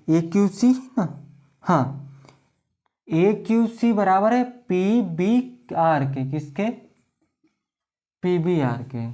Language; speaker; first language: Hindi; native; Hindi